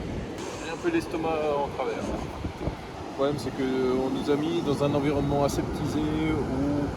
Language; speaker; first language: French; native; French